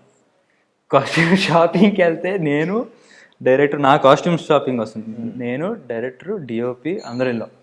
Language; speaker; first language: Telugu; native; Telugu